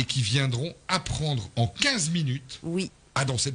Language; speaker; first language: French; native; French